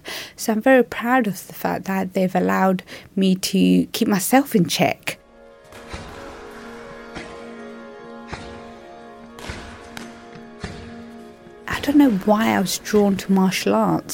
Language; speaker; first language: English; native; English